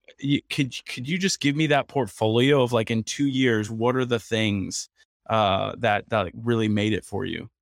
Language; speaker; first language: English; native; English